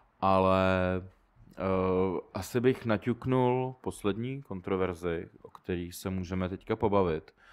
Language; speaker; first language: Czech; native; Czech